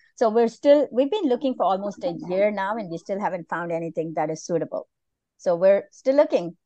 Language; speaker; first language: English; non-native, local second language; Tamil